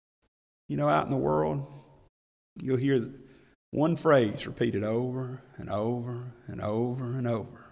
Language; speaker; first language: English; native; English